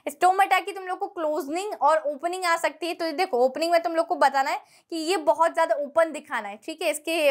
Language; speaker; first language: Hindi; native; Hindi